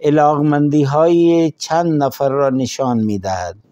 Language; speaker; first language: Persian; non-native, fluent; Urdu